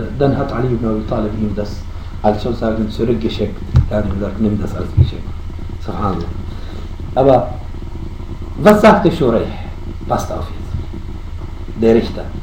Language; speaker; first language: German; non-native, fluent; Arabic